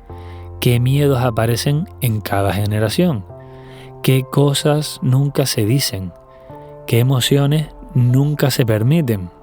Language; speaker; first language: Spanish; native; Spanish